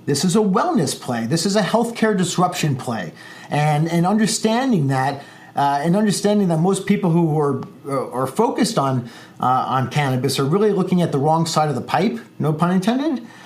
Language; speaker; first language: English; native; English